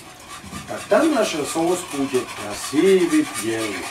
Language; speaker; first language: Russian; non-native, learner; German